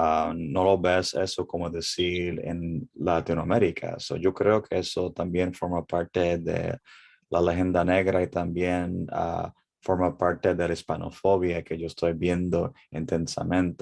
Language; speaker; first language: Spanish; early bilingual, heritage; English